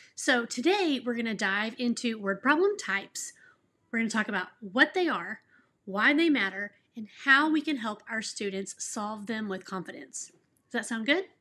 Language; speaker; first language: English; native; English